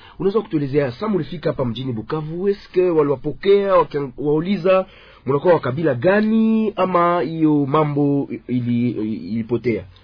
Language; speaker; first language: Swahili; native; Swahili